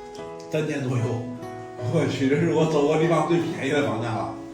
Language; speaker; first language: Chinese; native; Chinese